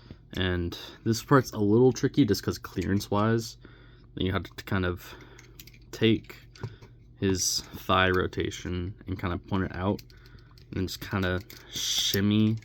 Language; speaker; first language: English; native; English